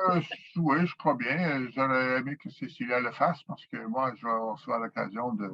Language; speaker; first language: French; native; French